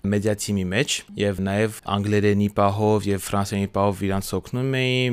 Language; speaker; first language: Armenian; early bilingual, heritage; French